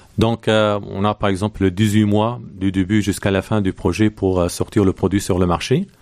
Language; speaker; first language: French; non-native, local second language; Arabic